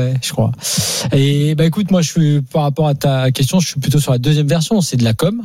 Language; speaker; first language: French; native; French